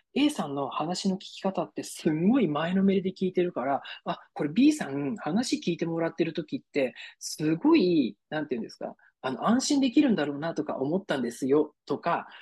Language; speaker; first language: Japanese; native; Japanese